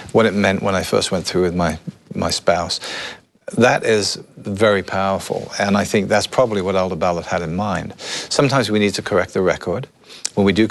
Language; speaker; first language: English; native; English